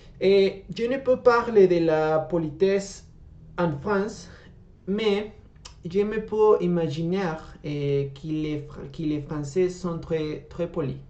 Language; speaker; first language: French; non-native, learner; Spanish